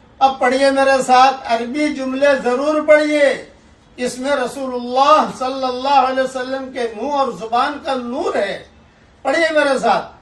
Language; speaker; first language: Urdu; non-native, local second language; Gujarati